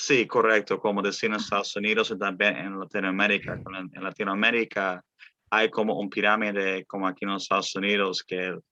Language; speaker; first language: Spanish; early bilingual, other home language; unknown